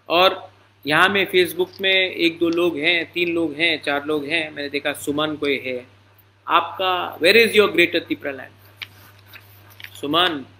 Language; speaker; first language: Hindi; non-native, local second language; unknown